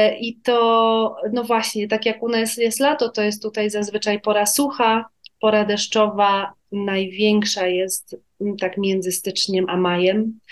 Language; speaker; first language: Polish; native; Polish